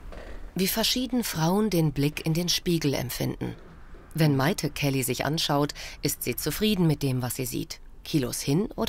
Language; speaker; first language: German; native; German